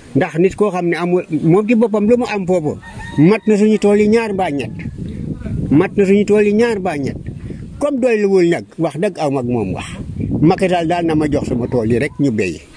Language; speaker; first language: Wolof; non-native, local second language; Serer